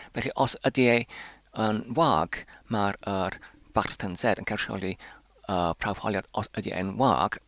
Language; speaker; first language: Welsh; non-native, learner; Polish